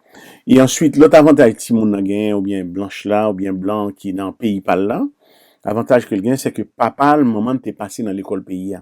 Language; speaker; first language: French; non-native, local second language; Haitian Creole